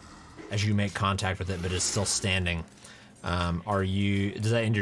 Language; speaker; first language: English; native; English